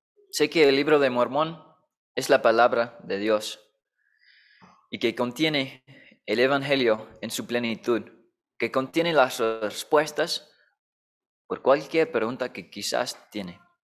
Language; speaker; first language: Spanish; non-native, fluent; English